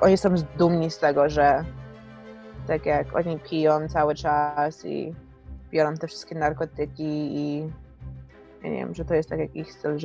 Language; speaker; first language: Polish; early bilingual, heritage; Polish